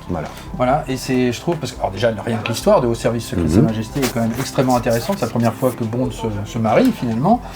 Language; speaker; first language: French; native; French